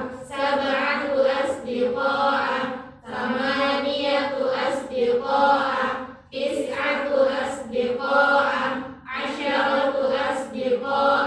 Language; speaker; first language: Arabic; non-native, learner; Indonesian